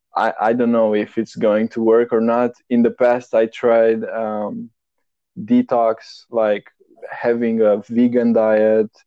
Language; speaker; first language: English; non-native, fluent; Romanian